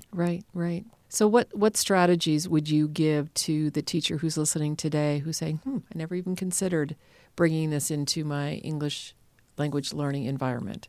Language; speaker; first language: English; native; English